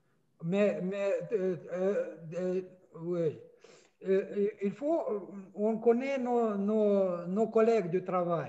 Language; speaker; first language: French; non-native, fluent; Romanian